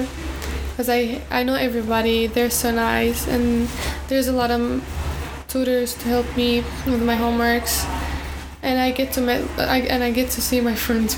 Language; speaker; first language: English; early bilingual, other home language; Arabic